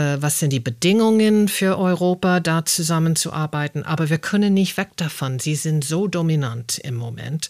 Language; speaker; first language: German; non-native, fluent; English